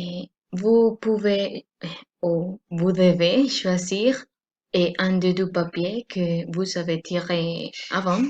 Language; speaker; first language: French; non-native, learner; Spanish